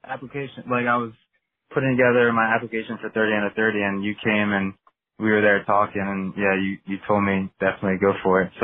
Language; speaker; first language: English; native; English